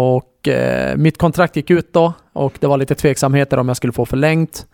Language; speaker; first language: Swedish; early bilingual, other home language; Kurdish